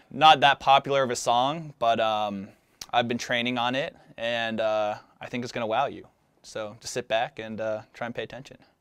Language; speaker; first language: English; native; English